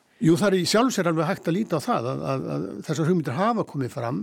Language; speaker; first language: Icelandic; native; Icelandic